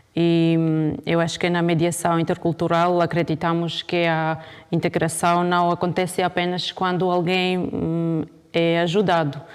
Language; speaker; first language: Portuguese; non-native, fluent; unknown